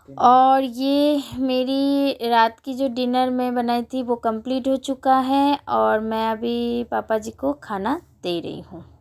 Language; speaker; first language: Hindi; non-native, local second language; Bangla